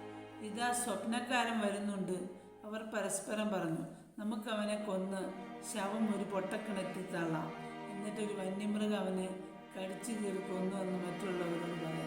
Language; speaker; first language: Malayalam; native; Malayalam